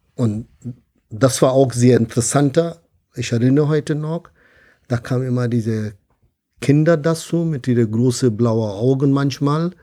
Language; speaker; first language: German; non-native, fluent; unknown